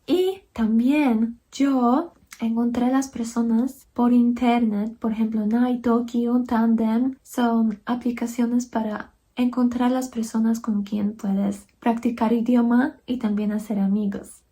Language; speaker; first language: Spanish; non-native, fluent; Polish